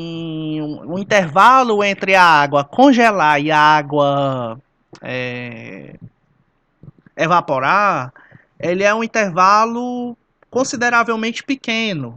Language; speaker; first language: Portuguese; native; Portuguese